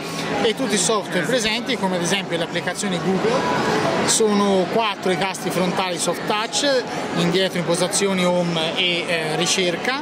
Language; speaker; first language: Italian; native; Italian